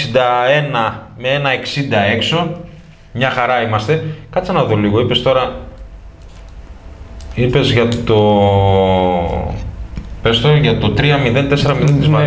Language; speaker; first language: Greek; native; Greek